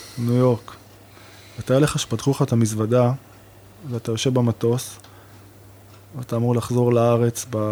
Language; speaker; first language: Hebrew; native; Hebrew